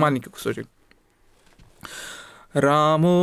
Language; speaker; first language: Russian; non-native, fluent; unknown